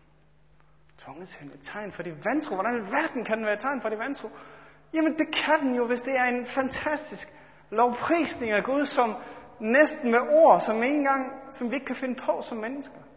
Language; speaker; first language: Danish; native; Danish